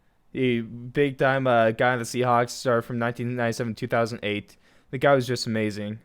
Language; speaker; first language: English; native; English